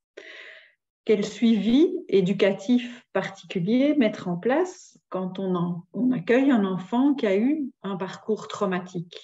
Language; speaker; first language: French; native; French